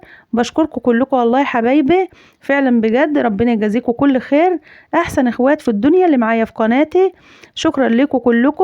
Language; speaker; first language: Arabic; native; Arabic